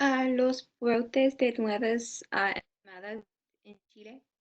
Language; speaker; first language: Spanish; non-native, learner; English